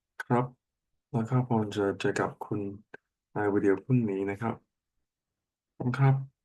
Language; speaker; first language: Thai; non-native, learner; English